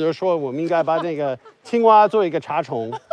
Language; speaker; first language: Chinese; non-native, fluent; English